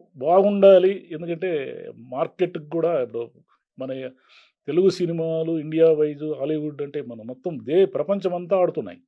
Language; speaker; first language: Telugu; native; Telugu